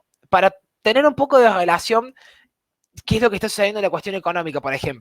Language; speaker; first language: Spanish; native; Spanish